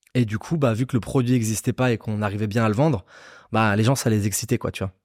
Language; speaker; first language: French; native; French